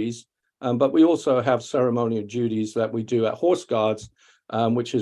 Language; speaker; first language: English; native; English